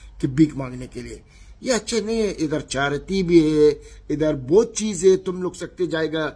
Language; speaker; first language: Hindi; non-native, learner; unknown